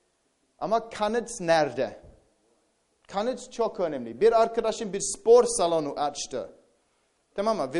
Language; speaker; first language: Turkish; non-native, fluent; English